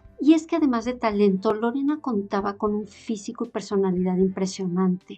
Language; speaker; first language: Spanish; native; Spanish